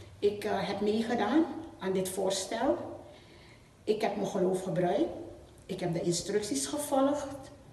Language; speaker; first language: Dutch; native; Dutch